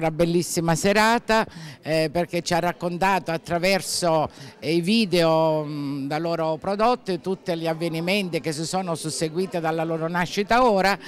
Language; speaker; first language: Italian; native; Italian